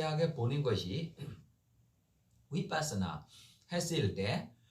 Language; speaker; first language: Korean; non-native, learner; Burmese